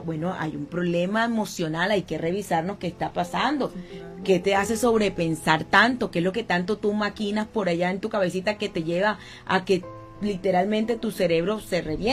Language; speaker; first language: Spanish; native; Spanish